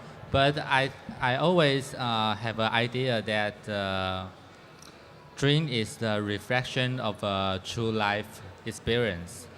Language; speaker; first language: English; non-native, fluent; Chinese